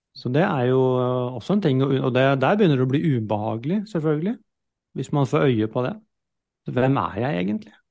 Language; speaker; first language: Norwegian; native; Norwegian